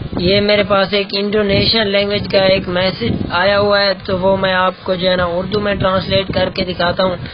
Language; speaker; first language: Urdu; non-native, local second language; Saraiki